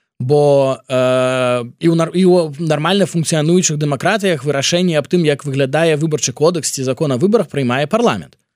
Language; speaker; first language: Belarusian; non-native, local second language; Russian